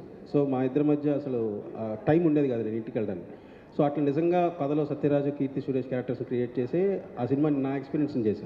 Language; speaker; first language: Telugu; native; Telugu